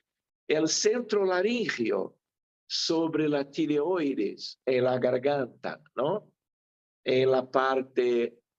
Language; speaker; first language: Spanish; non-native, fluent; Portuguese